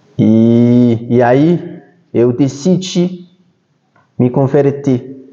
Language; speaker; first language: Portuguese; non-native, fluent; Haitian Creole